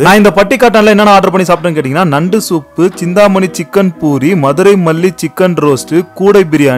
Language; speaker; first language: Tamil; native; Tamil